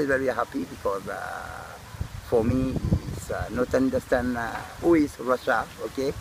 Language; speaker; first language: English; non-native, learner; Morisyen